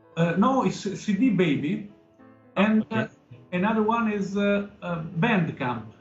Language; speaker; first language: English; non-native, learner; Italian